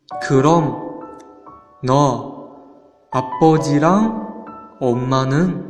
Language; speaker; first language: Korean; non-native, fluent; Chinese